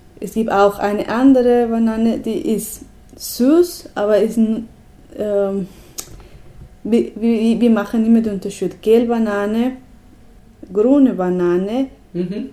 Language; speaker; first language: German; non-native, learner; Spanish